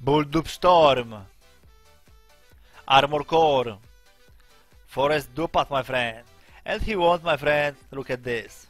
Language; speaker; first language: English; non-native, learner; Polish